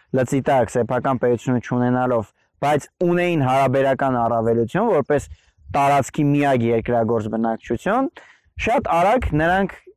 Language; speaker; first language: Armenian; native; Armenian